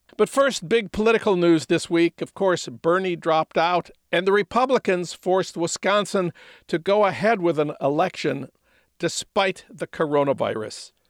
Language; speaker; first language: English; native; English